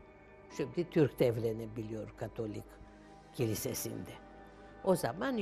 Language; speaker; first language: Turkish; non-native, local second language; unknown